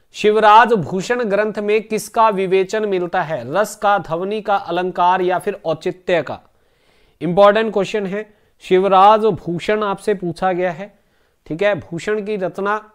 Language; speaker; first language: Hindi; native; Hindi